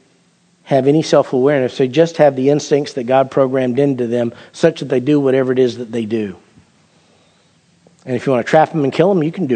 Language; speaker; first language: English; native; English